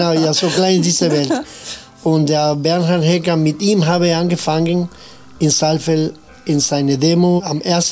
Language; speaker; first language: German; non-native, learner; Spanish